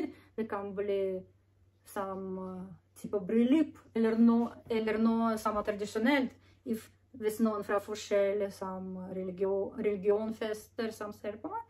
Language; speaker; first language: Norwegian; non-native, learner; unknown